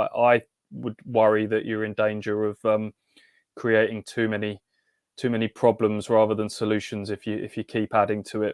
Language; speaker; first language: English; native; English